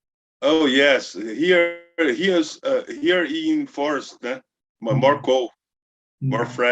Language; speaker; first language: English; non-native, learner; Portuguese